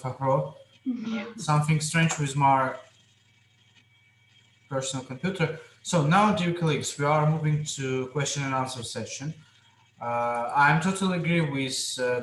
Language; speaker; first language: English; non-native, fluent; Russian